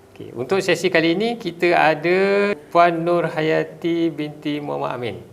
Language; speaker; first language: Malay; native; Malay